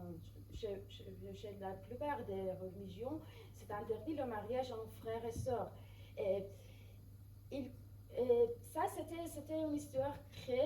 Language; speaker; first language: French; non-native, fluent; Persian